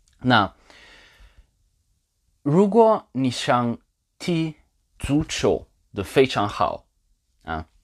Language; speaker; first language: Chinese; non-native, learner; Polish